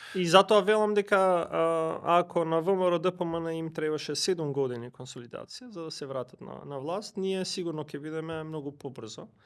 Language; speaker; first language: Macedonian; non-native, local second language; Albanian